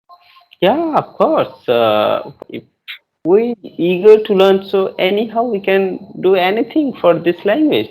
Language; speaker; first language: English; non-native, learner; Bangla